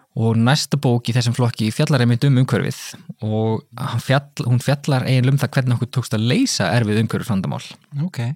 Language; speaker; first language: Icelandic; native; Icelandic